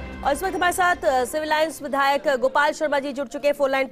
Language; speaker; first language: Hindi; native; Hindi